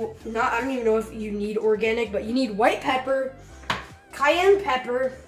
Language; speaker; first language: English; native; English